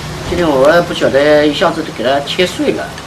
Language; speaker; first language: Chinese; native; Chinese